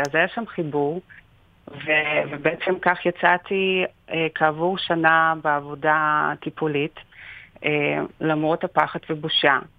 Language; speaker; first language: Hebrew; non-native, fluent; Russian